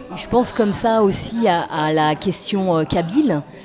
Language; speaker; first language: French; native; French